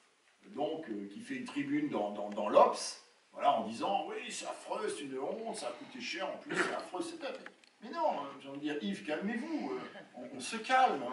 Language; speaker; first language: French; native; French